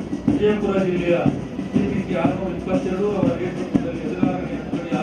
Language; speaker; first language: Kannada; native; Kannada